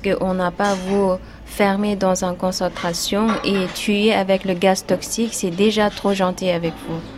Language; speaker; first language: French; non-native, fluent; Uyghur